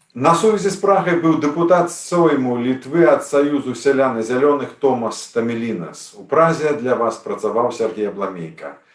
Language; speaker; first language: Belarusian; native; Belarusian